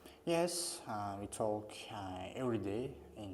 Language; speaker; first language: English; non-native, learner; Uzbek